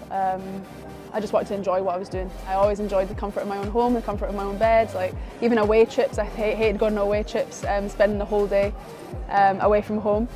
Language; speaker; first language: English; native; English